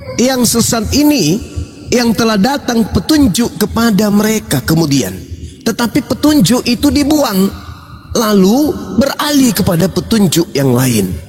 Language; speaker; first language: Indonesian; native; Indonesian